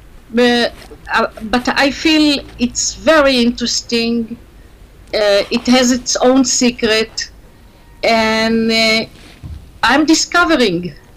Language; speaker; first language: English; non-native, learner; Hebrew